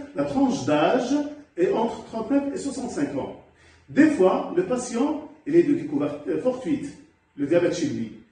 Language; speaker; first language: French; non-native, local second language; Arabic